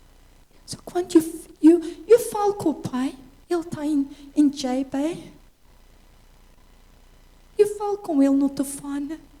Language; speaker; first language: Portuguese; early bilingual, heritage; English